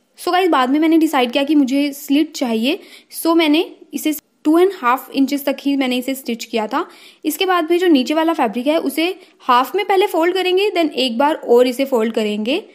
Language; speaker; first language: Hindi; native; Hindi